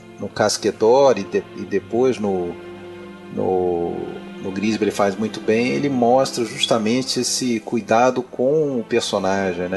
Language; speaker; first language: Portuguese; native; Portuguese